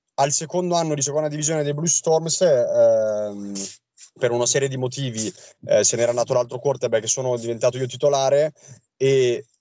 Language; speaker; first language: Italian; non-native, fluent; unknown